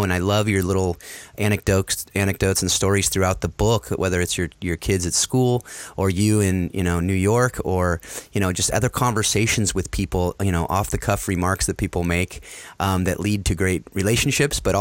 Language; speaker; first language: English; native; English